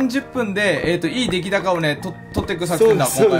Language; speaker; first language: Japanese; native; Japanese